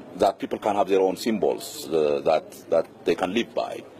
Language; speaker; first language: English; non-native, local second language; Amharic